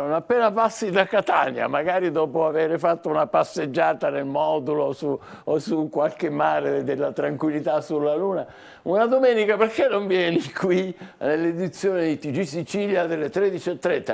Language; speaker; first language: Italian; native; Italian